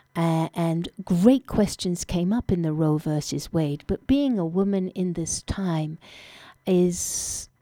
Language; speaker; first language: English; native; English